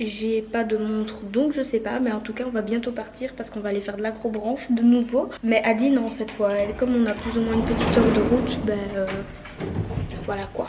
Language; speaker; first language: French; native; French